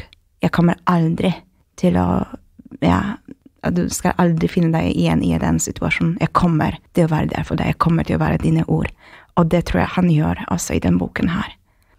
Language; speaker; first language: Norwegian; non-native, fluent; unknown